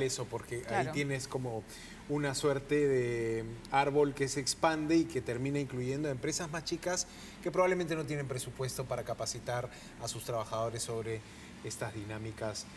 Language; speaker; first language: Spanish; native; Spanish